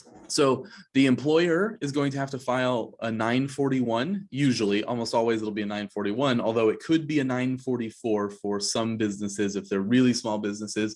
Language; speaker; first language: English; native; English